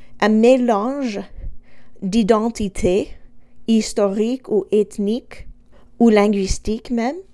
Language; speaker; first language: French; non-native, fluent; English